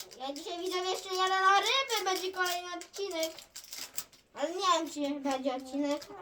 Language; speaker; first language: Polish; native; Polish